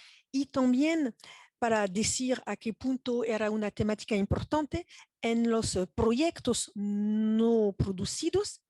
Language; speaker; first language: Spanish; non-native, fluent; French